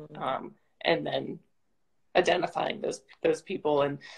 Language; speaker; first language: English; native; English